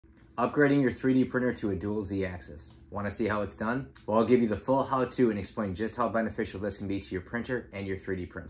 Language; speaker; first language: English; native; English